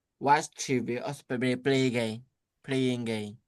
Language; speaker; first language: English; non-native, learner; Burmese